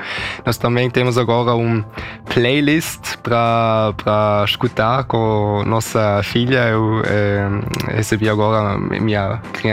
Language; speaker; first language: Portuguese; early bilingual, heritage; German